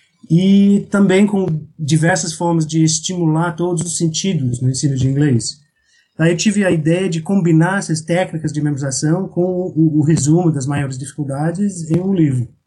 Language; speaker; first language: Portuguese; non-native, fluent; English